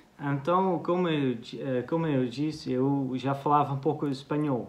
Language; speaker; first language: Portuguese; non-native, fluent; Dutch